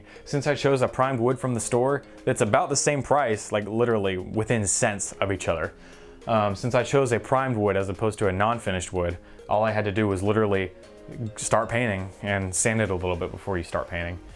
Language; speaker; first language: English; native; English